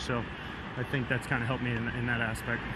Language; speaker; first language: English; native; English